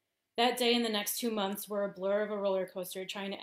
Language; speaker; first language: English; native; English